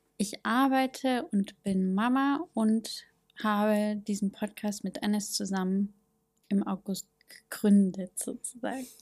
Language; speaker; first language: German; native; German